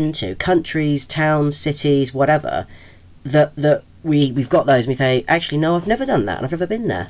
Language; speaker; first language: English; native; English